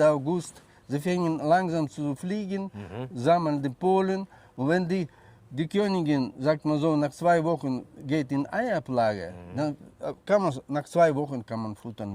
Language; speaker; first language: German; non-native, learner; Russian